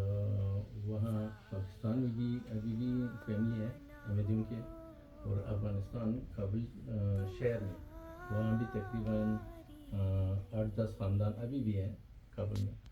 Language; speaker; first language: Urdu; non-native, learner; Pashto